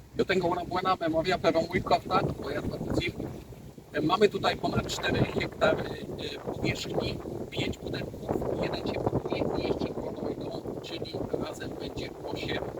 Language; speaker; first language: Polish; native; Polish